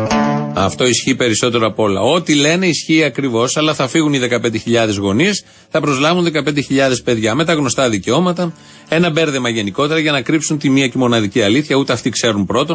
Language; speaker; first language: Greek; native; Greek